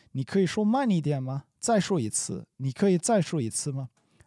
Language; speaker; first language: Chinese; non-native, learner; English